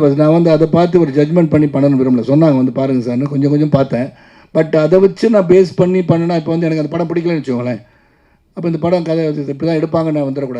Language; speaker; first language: Tamil; native; Tamil